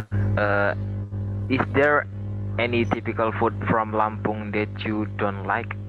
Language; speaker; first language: English; non-native, local second language; Indonesian